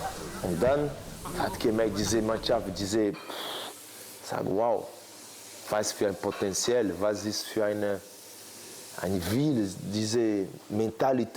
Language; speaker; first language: German; non-native, fluent; Portuguese